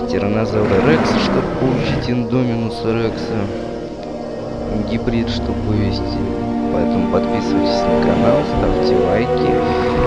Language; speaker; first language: Russian; native; Russian